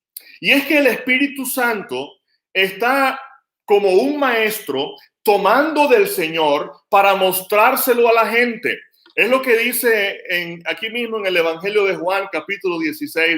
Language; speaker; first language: Spanish; native; Spanish